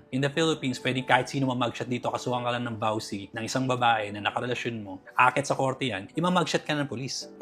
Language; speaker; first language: Filipino; native; Filipino